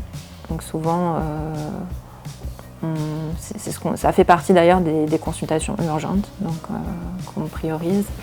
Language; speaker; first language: French; native; French